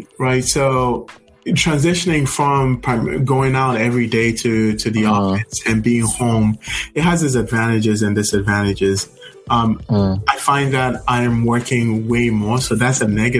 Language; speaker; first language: English; non-native, local second language; Akan